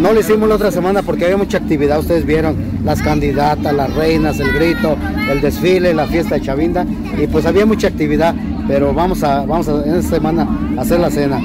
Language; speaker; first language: Spanish; native; Spanish